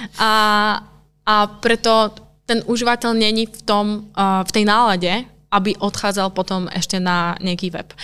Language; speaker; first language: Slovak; non-native, local second language; Hungarian